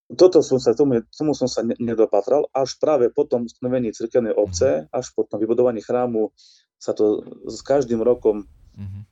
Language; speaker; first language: Slovak; native; Slovak